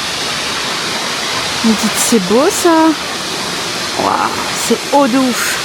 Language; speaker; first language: French; native; French